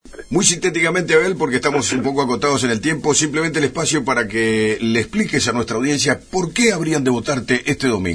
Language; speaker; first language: Spanish; native; Spanish